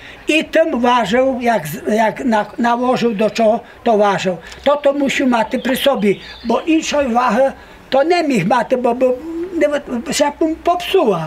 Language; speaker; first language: Polish; non-native, local second language; Rusyn